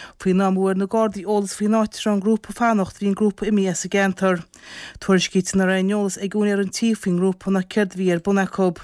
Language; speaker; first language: Irish; native; Irish